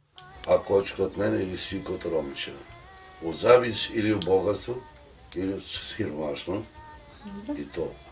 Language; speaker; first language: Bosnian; non-native, local second language; Romany